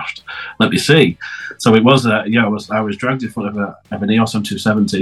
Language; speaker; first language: English; native; English